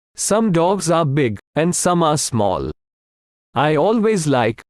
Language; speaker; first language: English; non-native, local second language; Hindi